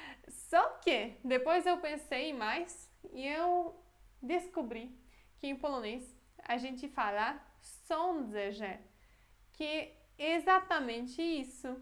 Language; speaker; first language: Portuguese; non-native, fluent; Polish